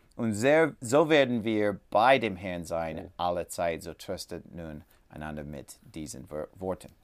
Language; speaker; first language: German; non-native, learner; English